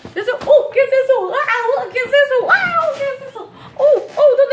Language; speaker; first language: Spanish; non-native, fluent; English